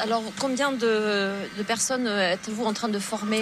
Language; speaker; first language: French; native; French